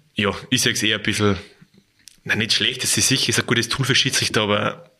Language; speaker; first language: German; native; German